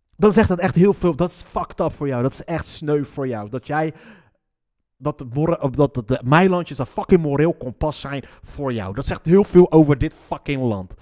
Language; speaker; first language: Dutch; early bilingual, other home language; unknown